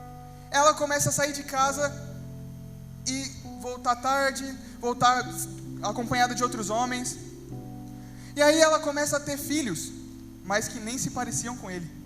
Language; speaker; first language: Portuguese; native; Portuguese